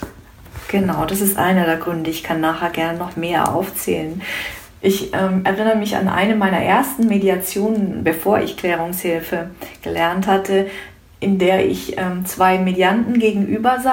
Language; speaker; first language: German; native; German